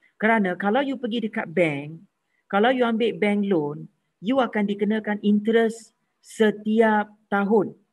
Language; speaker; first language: Malay; native; Malay